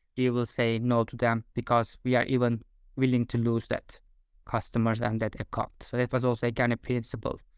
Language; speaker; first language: English; non-native, fluent; Turkish